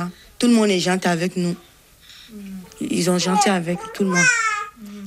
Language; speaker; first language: French; non-native, learner; Bambara